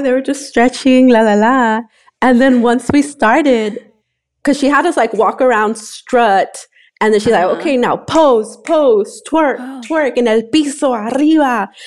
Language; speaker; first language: English; early bilingual, other home language; Spanish